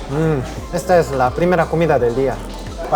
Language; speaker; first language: Spanish; non-native, fluent; Korean